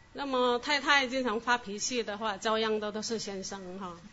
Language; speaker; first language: Chinese; non-native, local second language; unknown